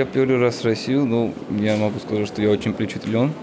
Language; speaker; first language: Russian; non-native, learner; Georgian